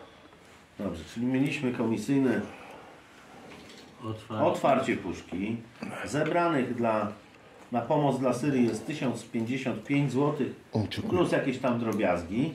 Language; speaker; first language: Polish; native; Polish